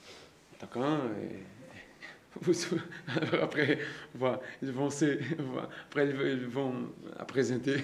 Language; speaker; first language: French; non-native, learner; Portuguese